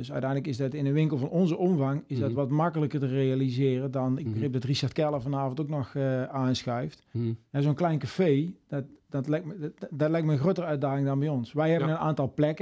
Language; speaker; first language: Dutch; native; Dutch